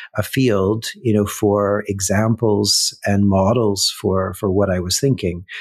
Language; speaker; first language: English; native; English